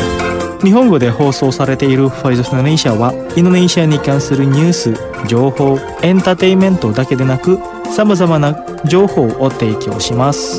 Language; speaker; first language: Japanese; non-native, fluent; Indonesian